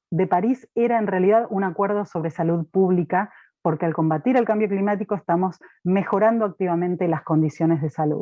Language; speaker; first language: Spanish; native; Spanish